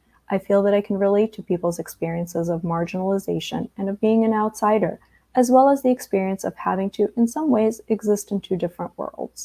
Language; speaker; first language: English; early bilingual, other home language; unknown